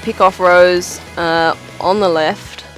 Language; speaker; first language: English; native; English